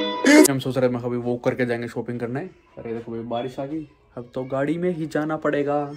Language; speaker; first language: Hindi; native; Hindi